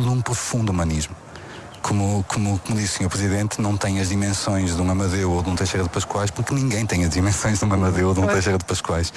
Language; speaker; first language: Portuguese; native; Portuguese